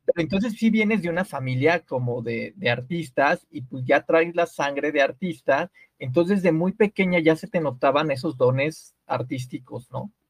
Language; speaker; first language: Spanish; native; Spanish